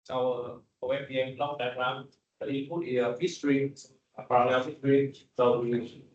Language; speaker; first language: English; non-native, learner; Vietnamese